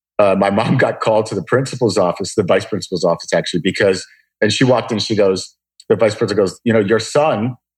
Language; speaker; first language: English; early bilingual, other home language; Russian